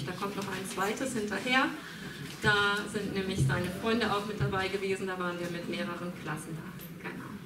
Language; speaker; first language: German; native; German